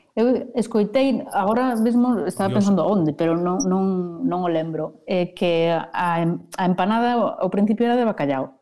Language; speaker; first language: Galician; non-native, local second language; Spanish